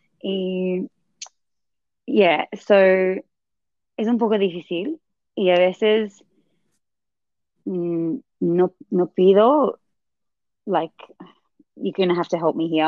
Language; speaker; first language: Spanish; non-native, learner; English